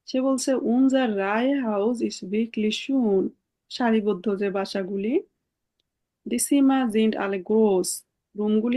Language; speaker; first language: German; non-native, fluent; Bangla